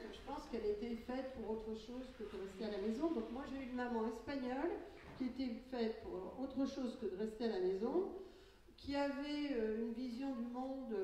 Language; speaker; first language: French; early bilingual, other home language; Catalan